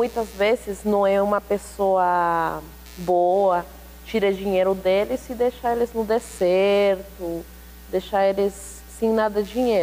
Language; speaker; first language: Portuguese; non-native, fluent; Spanish